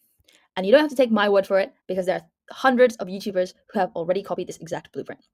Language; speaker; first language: English; native; English